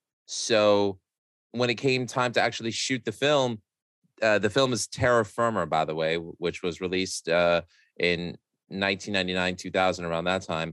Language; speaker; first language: English; native; English